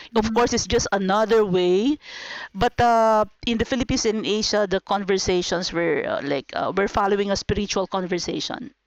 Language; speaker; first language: English; non-native, local second language; Filipino